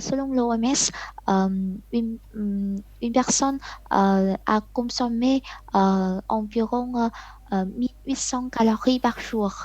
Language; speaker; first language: French; non-native, learner; Vietnamese